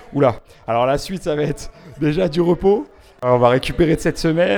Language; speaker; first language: French; native; French